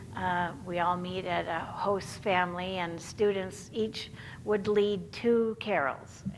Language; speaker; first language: English; native; English